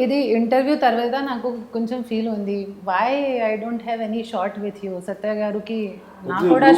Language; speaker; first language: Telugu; non-native, learner; Hindi